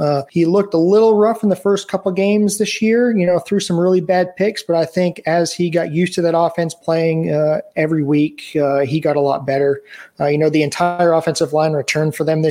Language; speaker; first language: English; native; English